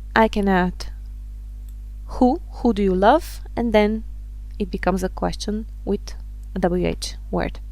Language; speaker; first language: English; non-native, fluent; Bulgarian